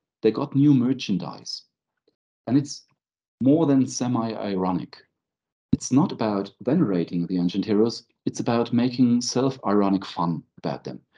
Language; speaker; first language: English; non-native, fluent; German